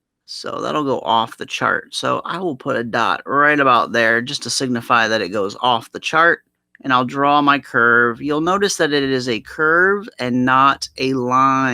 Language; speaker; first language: English; native; English